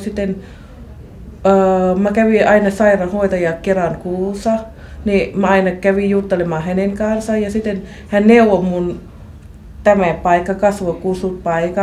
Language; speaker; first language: Finnish; non-native, learner; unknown